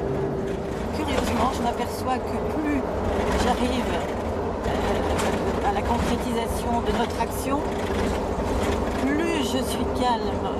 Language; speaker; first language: French; native; French